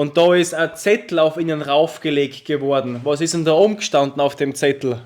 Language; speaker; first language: German; native; German